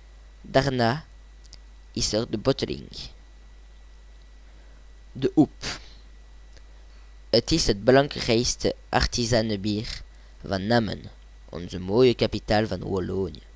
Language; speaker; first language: Dutch; non-native, learner; French